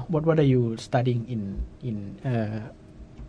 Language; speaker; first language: English; non-native, fluent; Thai